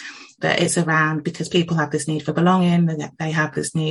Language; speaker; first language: English; native; English